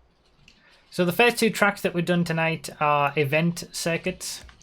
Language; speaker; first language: English; native; English